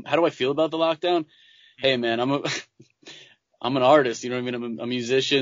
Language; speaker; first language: English; native; English